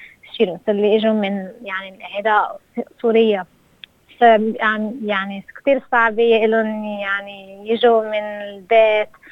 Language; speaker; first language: Arabic; early bilingual, heritage; Arabic